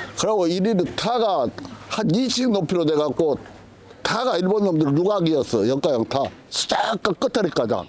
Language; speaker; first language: Korean; native; Korean